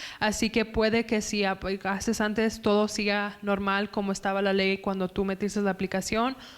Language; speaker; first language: Spanish; early bilingual, other home language; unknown